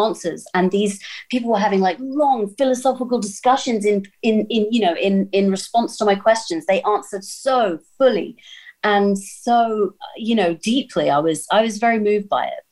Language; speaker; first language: English; native; English